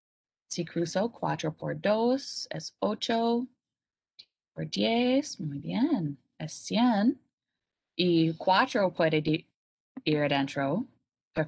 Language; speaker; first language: Spanish; non-native, learner; English